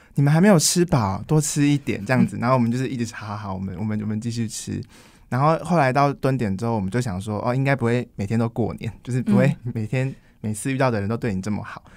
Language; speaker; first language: Chinese; native; Chinese